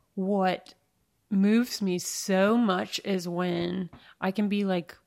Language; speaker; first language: English; native; English